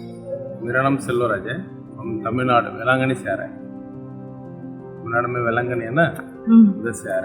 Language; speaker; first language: Hindi; non-native, local second language; Tamil